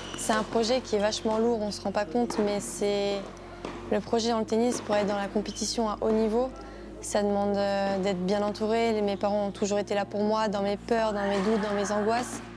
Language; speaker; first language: French; early bilingual, other home language; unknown